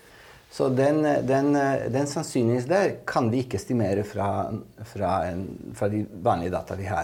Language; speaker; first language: Norwegian; non-native, fluent; Italian